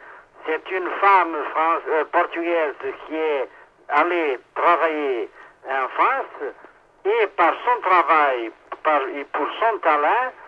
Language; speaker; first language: French; non-native, fluent; Portuguese